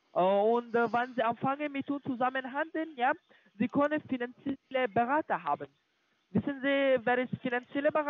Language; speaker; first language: German; non-native, learner; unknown